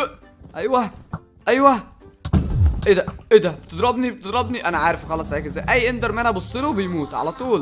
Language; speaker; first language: Arabic; native; Arabic